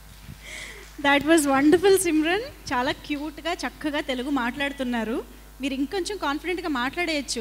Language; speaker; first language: Telugu; native; Telugu